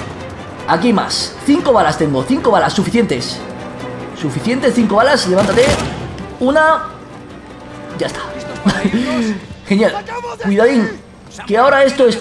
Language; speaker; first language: Spanish; native; Spanish